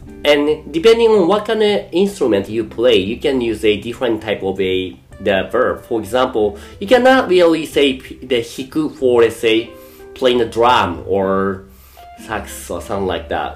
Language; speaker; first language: English; non-native, fluent; Japanese